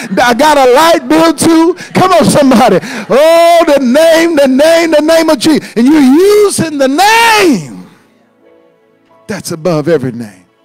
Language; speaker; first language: English; native; English